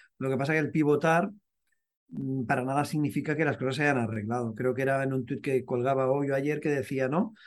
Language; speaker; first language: Spanish; native; Spanish